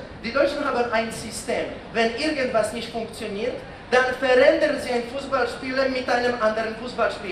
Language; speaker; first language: German; non-native, fluent; Polish